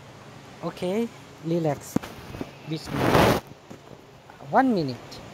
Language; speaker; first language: English; non-native, learner; Thai